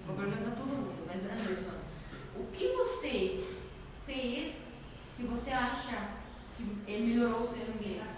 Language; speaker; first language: Portuguese; non-native, learner; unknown